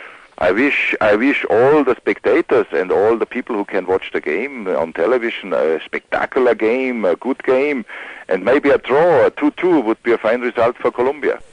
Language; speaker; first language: English; non-native, fluent; German